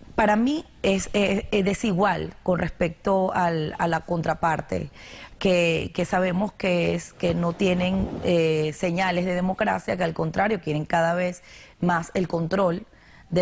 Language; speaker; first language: Spanish; native; Spanish